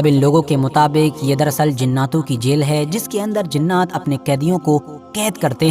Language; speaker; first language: Hindi; native; Hindi